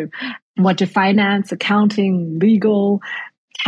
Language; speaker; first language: English; native; English